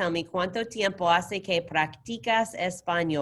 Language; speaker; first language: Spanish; non-native, fluent; English